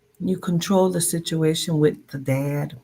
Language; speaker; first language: English; native; English